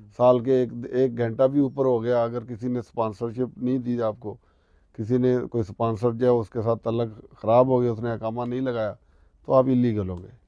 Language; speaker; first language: Urdu; non-native, local second language; Punjabi